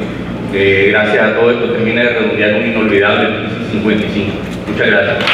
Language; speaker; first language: Spanish; native; Spanish